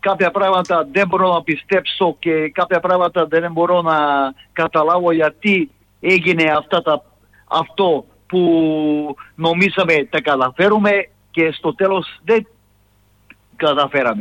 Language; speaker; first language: Greek; non-native, fluent; Serbian